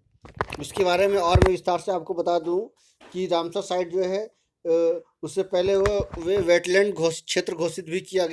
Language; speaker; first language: Hindi; native; Hindi